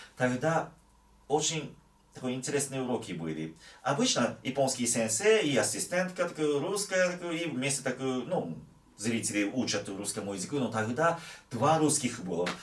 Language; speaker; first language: Russian; non-native, fluent; Japanese